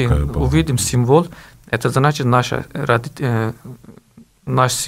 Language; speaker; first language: Russian; non-native, learner; Turkish